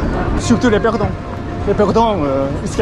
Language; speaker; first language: French; non-native, learner; Korean